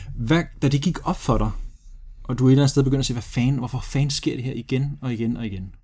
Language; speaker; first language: Danish; early bilingual, other home language; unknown